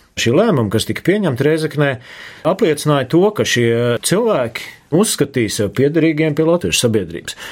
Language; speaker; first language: Latvian; native; Latvian